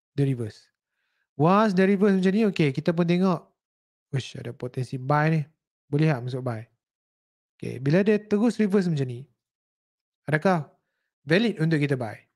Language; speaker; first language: Malay; native; Malay